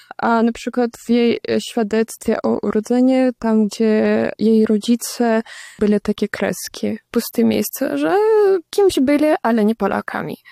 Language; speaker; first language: Polish; non-native, fluent; Russian